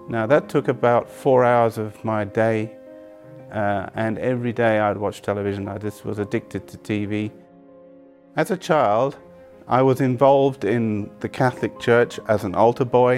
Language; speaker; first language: English; native; English